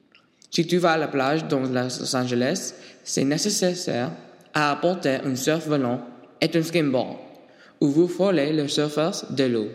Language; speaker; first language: French; non-native, learner; English